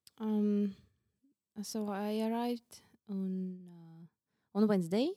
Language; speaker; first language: English; non-native, fluent; Russian